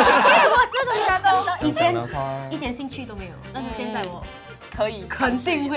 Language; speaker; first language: Chinese; non-native, local second language; English